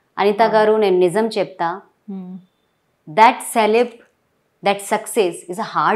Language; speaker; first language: Telugu; non-native, local second language; Hindi